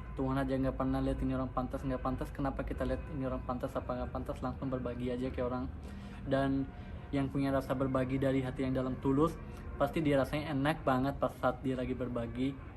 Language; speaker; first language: Indonesian; non-native, fluent; Urdu